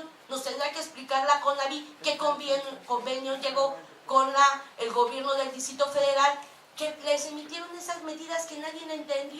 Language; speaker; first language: Spanish; native; Spanish